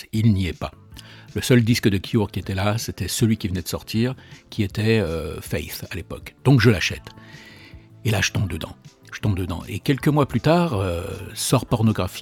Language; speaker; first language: French; native; French